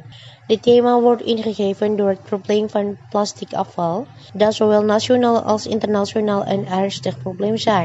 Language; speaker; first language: Dutch; non-native, fluent; Indonesian